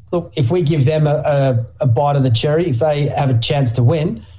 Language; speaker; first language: English; native; English